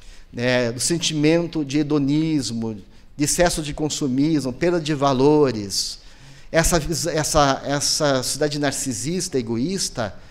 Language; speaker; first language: Portuguese; native; Portuguese